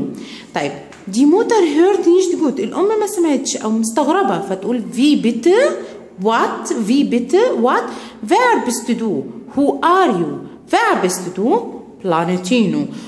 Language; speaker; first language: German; non-native, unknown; Arabic